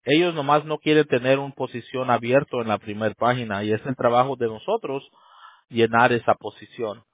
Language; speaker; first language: Spanish; early bilingual, heritage; Spanish